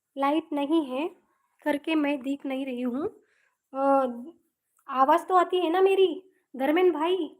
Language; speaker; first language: Hindi; non-native, local second language; Marathi